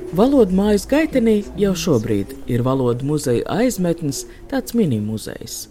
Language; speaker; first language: Latvian; native; Latvian